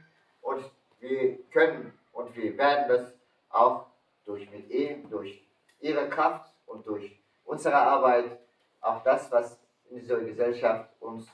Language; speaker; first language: German; early bilingual, other home language; Turkish